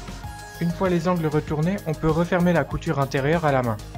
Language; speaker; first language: French; native; French